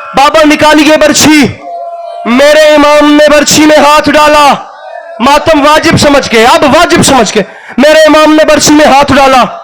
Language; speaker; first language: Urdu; non-native, local second language; Punjabi